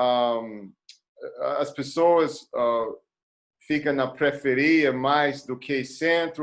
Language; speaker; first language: Portuguese; non-native, learner; English